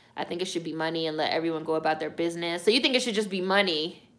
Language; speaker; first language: English; native; English